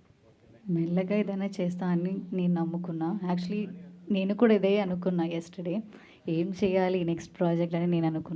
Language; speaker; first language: Telugu; non-native, learner; Malayalam